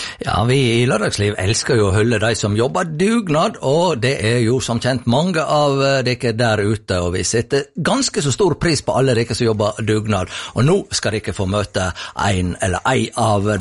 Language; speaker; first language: Norwegian; native; Norwegian